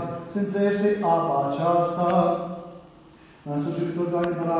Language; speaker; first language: Romanian; native; Romanian